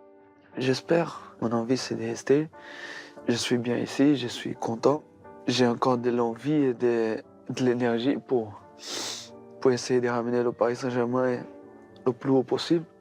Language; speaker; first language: French; non-native, fluent; Portuguese